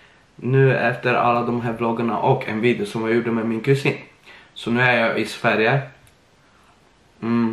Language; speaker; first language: Swedish; early bilingual, other home language; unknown